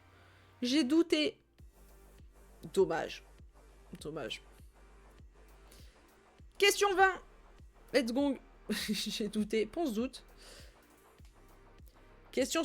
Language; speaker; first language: French; native; French